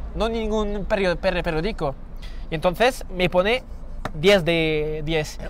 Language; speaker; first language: Spanish; non-native, fluent; French